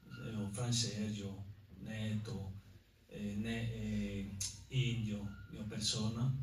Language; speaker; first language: Portuguese; non-native, learner; Spanish